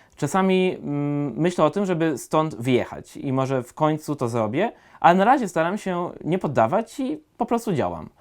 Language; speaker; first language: Polish; native; Polish